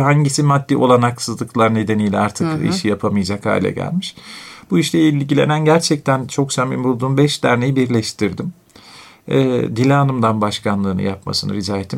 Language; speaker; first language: Turkish; native; Turkish